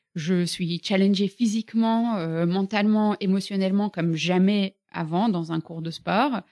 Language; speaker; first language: French; early bilingual, other home language; Bulgarian